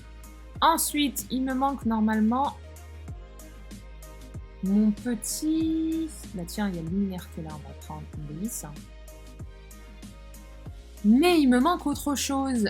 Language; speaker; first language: French; native; French